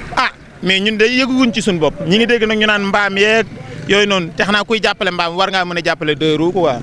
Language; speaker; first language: Wolof; native; Wolof